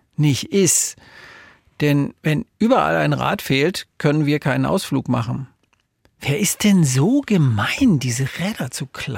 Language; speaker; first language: German; native; German